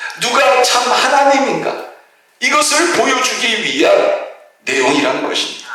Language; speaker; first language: Korean; native; Korean